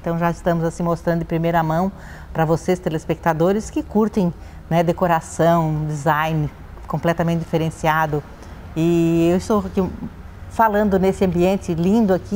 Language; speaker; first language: Portuguese; native; Portuguese